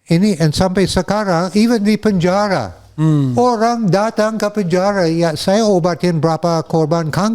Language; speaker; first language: Indonesian; non-native, fluent; English